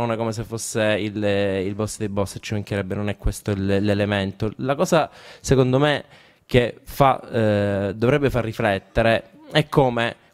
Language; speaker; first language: Italian; native; Italian